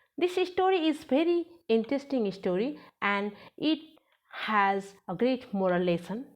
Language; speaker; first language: English; non-native, local second language; Nepali